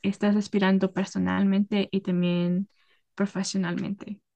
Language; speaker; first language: Spanish; early bilingual, heritage; Spanish